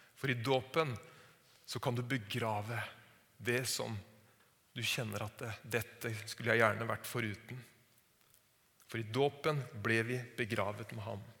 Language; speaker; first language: Norwegian; native; Norwegian